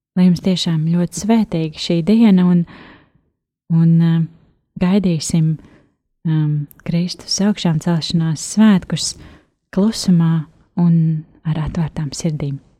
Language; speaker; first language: Latvian; native; Latvian